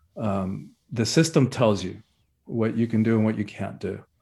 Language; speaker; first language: English; early bilingual, other home language; Spanish